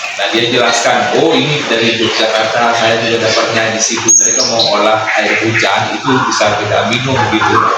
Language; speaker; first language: Indonesian; non-native, fluent; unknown